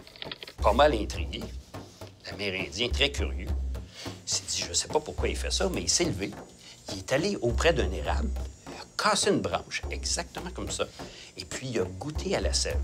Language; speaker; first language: French; native; French